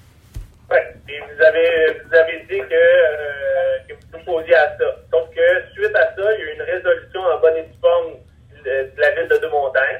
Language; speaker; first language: French; native; French